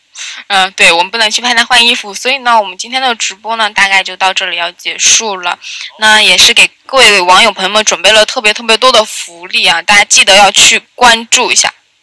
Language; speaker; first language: Chinese; native; Chinese